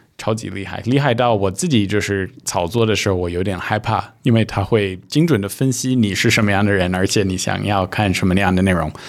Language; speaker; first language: Chinese; early bilingual, heritage; Chinese